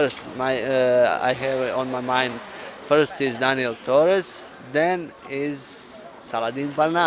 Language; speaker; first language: English; non-native, learner; Polish